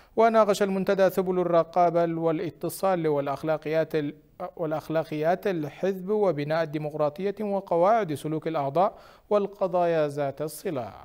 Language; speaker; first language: Arabic; non-native, fluent; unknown